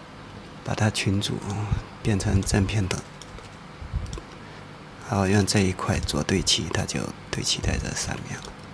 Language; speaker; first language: Chinese; native; Chinese